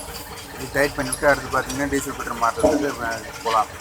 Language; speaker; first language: Tamil; native; Tamil